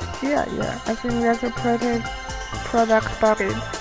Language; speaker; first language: English; non-native, learner; Chinese